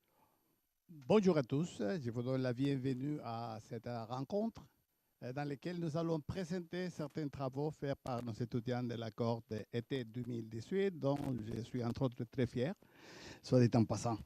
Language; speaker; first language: French; native; French